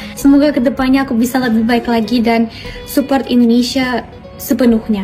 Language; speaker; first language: Indonesian; non-native, fluent; German